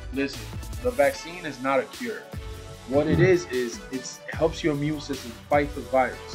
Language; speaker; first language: English; early bilingual, other home language; Spanish